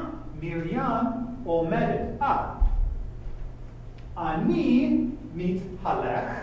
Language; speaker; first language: Hebrew; non-native, fluent; English